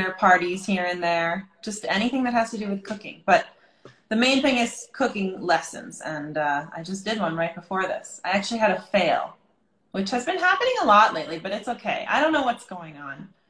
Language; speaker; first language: English; native; English